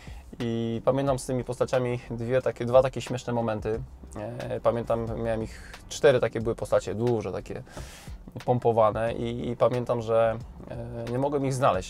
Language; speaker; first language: Polish; native; Polish